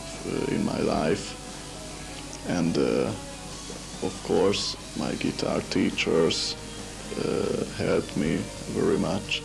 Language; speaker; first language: English; non-native, learner; Hungarian